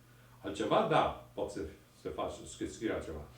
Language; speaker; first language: Romanian; non-native, learner; Italian